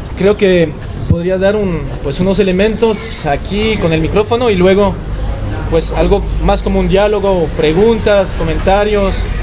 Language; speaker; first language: Spanish; non-native, fluent; French